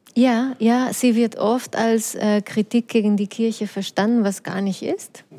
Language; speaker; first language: German; non-native, fluent; Spanish